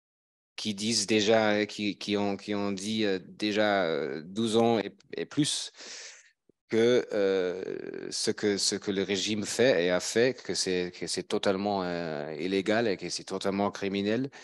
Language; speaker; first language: French; non-native, fluent; German